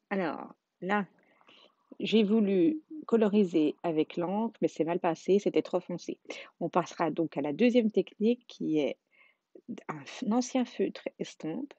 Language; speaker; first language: French; native; French